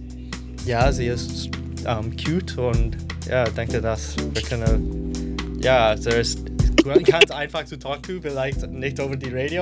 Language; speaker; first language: German; non-native, learner; English